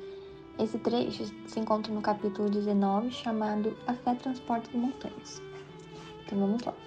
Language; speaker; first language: Portuguese; native; Portuguese